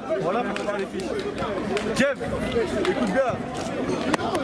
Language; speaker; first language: French; native; French